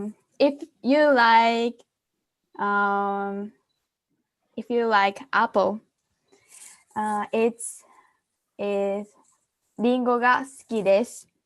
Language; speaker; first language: English; non-native, fluent; Japanese